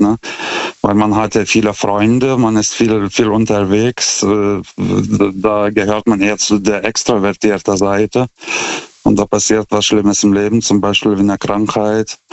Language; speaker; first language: German; non-native, fluent; Lithuanian